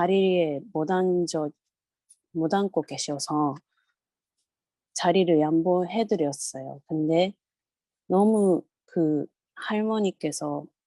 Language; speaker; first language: Korean; non-native, fluent; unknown